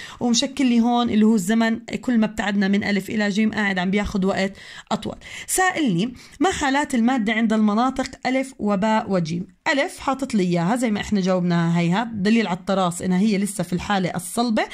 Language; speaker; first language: Arabic; native; Arabic